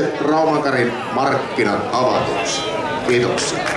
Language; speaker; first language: Finnish; native; Finnish